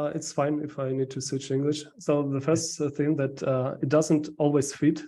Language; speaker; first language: English; non-native, fluent; Ukrainian